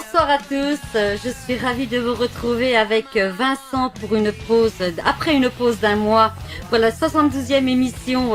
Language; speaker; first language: French; native; French